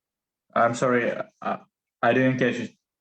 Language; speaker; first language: English; non-native, learner; Russian